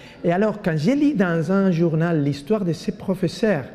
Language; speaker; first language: French; non-native, fluent; Spanish